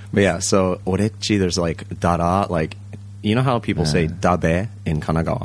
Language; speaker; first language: English; early bilingual, other home language; Japanese